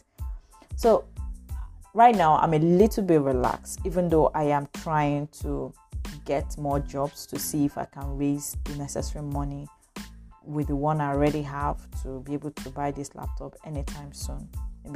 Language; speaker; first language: English; non-native, local second language; Igbo